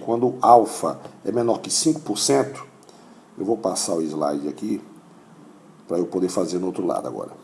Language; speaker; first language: Portuguese; native; Portuguese